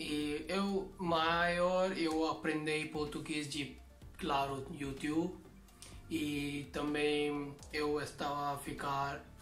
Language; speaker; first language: Portuguese; non-native, learner; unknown